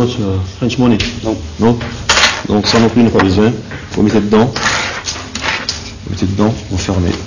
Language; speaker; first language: French; native; French